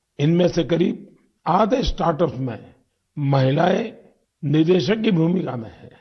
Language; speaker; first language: Hindi; non-native, local second language; Gujarati